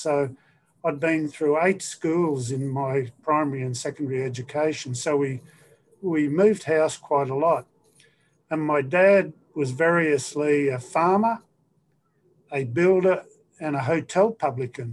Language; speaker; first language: English; native; English